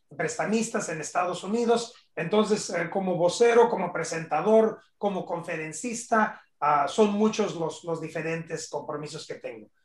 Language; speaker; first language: Spanish; early bilingual, heritage; Spanish